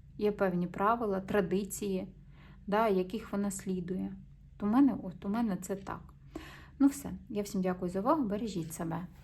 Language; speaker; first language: Ukrainian; non-native, local second language; Russian